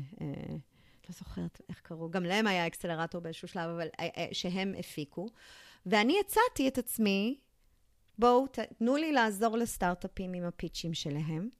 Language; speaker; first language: Hebrew; early bilingual, other home language; English